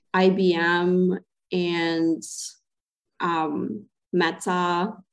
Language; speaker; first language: English; non-native, fluent; Ukrainian